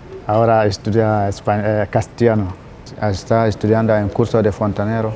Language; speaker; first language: Spanish; non-native, learner; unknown